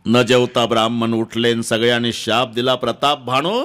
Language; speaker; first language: Hindi; non-native, local second language; Marathi